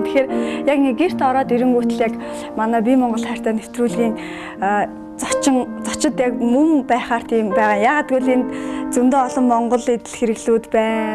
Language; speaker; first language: Mongolian; native; Mongolian